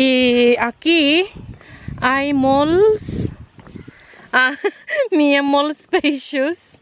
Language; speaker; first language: Catalan; non-native, learner; Filipino